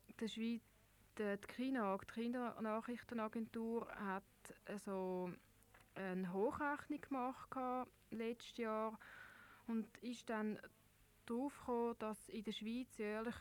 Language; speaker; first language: German; native; German